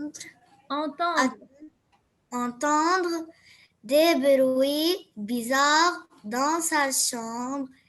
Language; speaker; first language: French; non-native, learner; Arabic